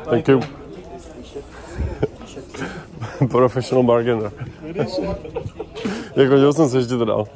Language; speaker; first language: Czech; native; Czech